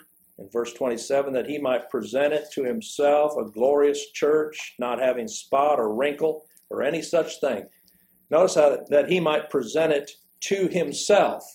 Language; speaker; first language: English; native; English